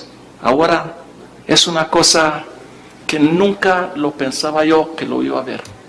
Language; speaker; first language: Spanish; early bilingual, heritage; Spanish